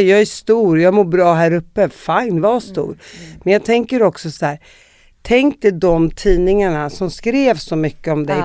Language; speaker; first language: Swedish; native; Swedish